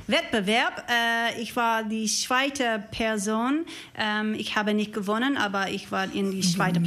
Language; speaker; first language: German; non-native, learner; English